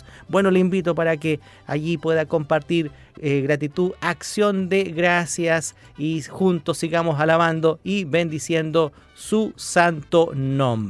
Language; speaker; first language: Spanish; native; Spanish